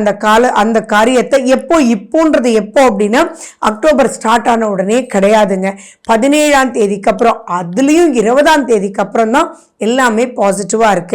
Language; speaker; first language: Tamil; native; Tamil